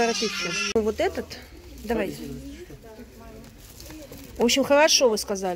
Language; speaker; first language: Russian; native; Russian